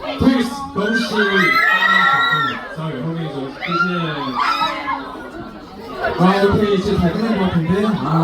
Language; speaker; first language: Korean; non-native, fluent; Chinese